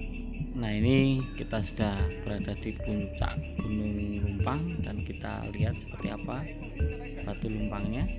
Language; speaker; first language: Indonesian; non-native, local second language; Javanese